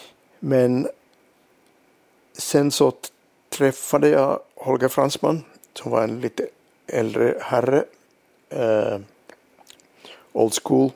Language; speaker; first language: Swedish; non-native, local second language; Finnish